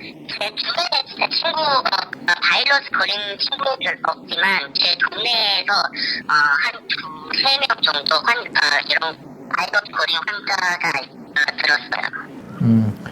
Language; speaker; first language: Korean; non-native, fluent; Chinese